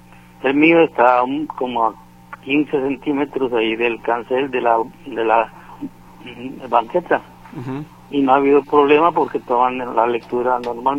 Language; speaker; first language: Spanish; native; Spanish